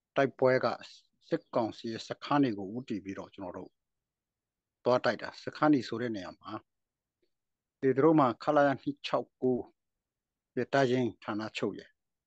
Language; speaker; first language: Burmese; non-native, local second language; Hakha Chin